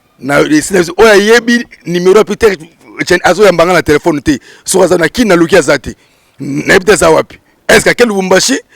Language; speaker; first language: Lingala; native; Lingala